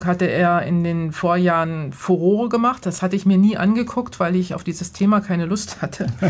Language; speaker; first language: German; native; German